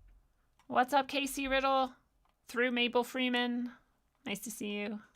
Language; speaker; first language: English; native; English